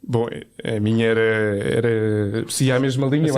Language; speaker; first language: Portuguese; native; Portuguese